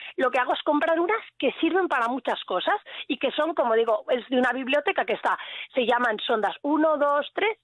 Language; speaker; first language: Spanish; native; Spanish